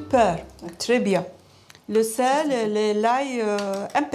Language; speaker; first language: French; non-native, learner; Turkish